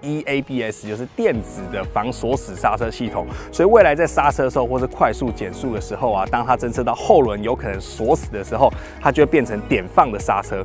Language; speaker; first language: Chinese; native; Chinese